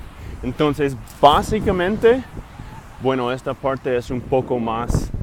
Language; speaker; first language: Spanish; non-native, fluent; English